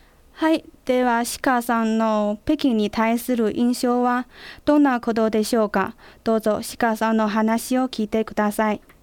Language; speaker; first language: Japanese; non-native, fluent; Chinese